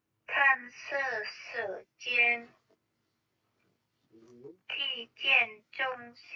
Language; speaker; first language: Chinese; non-native, learner; Indonesian